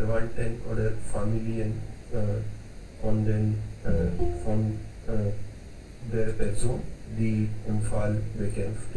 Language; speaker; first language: German; non-native, learner; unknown